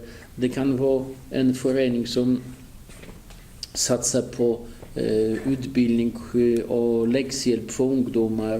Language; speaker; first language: Swedish; non-native, fluent; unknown